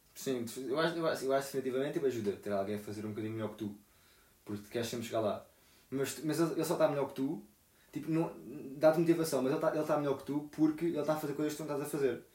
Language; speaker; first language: Portuguese; native; Portuguese